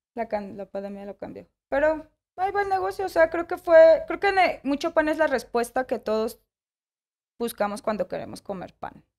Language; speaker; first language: Spanish; native; Spanish